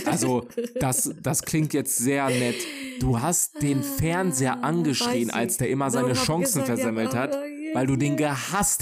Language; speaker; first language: German; native; German